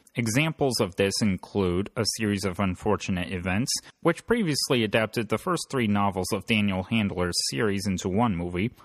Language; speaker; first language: English; native; English